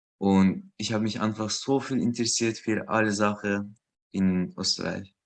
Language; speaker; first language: German; non-native, learner; Persian